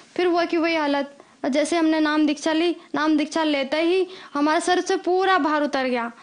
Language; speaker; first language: Hindi; native; Hindi